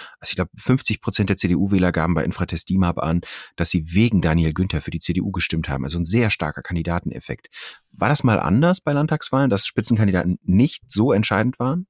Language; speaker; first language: German; native; German